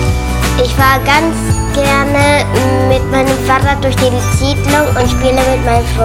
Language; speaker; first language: German; early bilingual, heritage; German